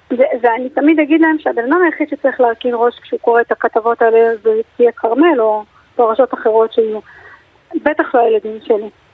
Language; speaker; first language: Hebrew; native; Hebrew